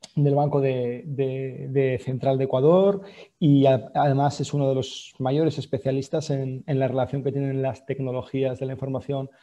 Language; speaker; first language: Spanish; native; Spanish